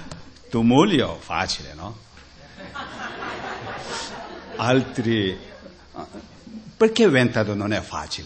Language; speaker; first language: Italian; non-native, learner; Tibetan